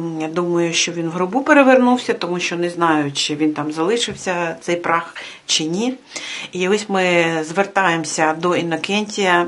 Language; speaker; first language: Ukrainian; native; Ukrainian